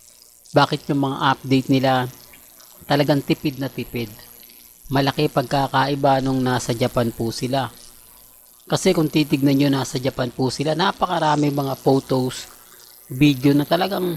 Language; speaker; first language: Filipino; native; Filipino